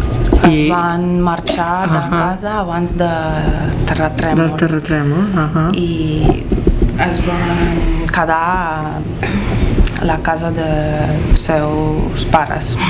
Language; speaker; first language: Catalan; non-native, learner; Russian